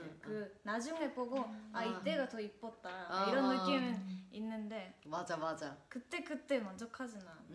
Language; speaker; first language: Korean; non-native, fluent; Japanese